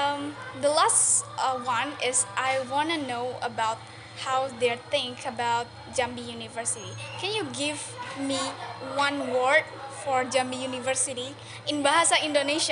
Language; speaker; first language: English; non-native, local second language; Indonesian